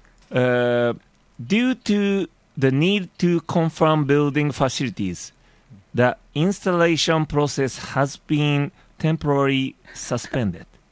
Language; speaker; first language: English; non-native, learner; Japanese